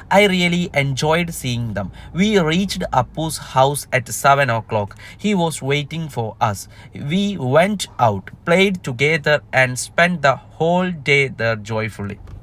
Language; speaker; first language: English; non-native, local second language; Malayalam